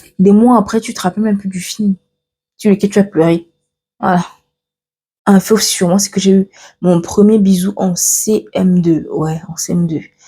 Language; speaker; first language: French; early bilingual, other home language; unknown